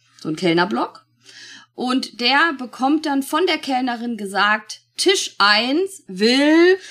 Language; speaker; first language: German; native; German